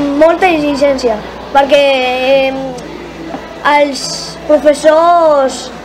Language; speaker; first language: Catalan; non-native, local second language; Spanish